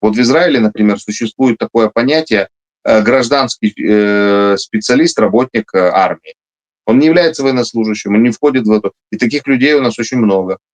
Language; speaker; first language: Russian; native; Russian